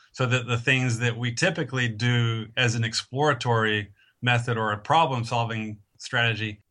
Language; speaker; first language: English; native; English